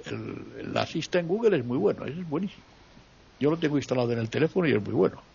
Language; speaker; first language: Spanish; native; Spanish